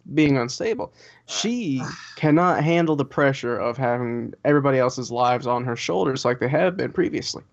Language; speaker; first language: English; native; English